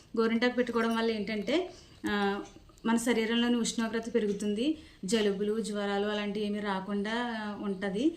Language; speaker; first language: Telugu; native; Telugu